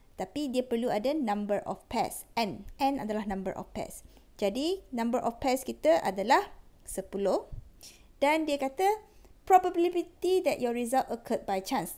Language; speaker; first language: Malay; non-native, local second language; Chinese